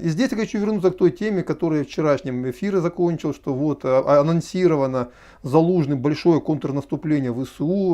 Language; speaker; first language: Russian; native; Russian